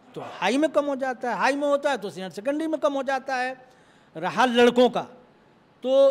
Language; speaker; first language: Hindi; native; Hindi